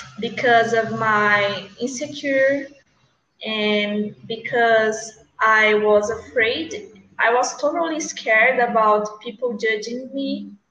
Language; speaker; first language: English; non-native, learner; Portuguese